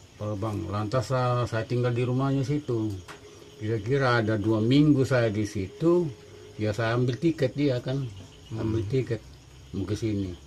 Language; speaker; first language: Indonesian; non-native, local second language; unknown